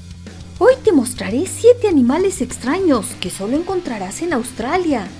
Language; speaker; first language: Spanish; native; Spanish